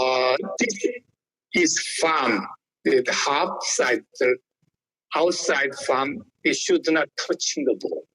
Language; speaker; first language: English; non-native, learner; Korean